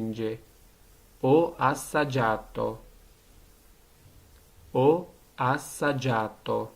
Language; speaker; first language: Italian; non-native, learner; Georgian